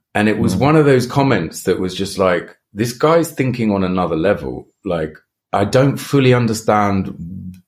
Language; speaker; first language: English; native; English